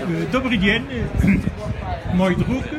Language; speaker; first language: Russian; non-native, fluent; French